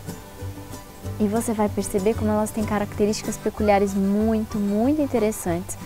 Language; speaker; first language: Portuguese; native; Portuguese